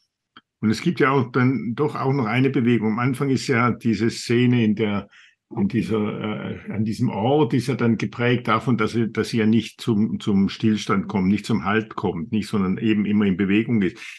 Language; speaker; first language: German; native; German